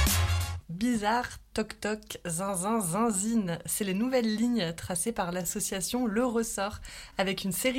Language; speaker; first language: French; native; French